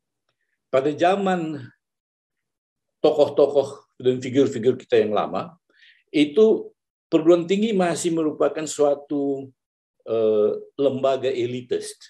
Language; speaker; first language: Malay; native; Malay